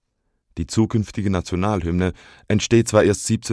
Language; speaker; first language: German; native; German